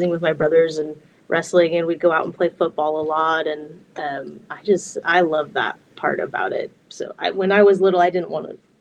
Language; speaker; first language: English; native; English